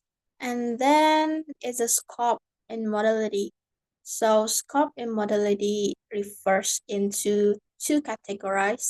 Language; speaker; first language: English; non-native, learner; Indonesian